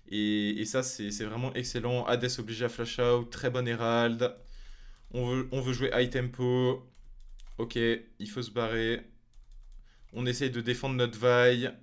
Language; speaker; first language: French; native; French